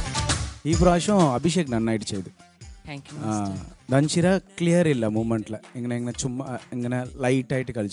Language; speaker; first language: Malayalam; non-native, learner; Tamil